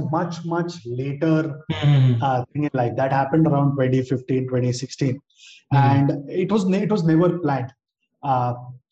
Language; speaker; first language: English; non-native, local second language; Hindi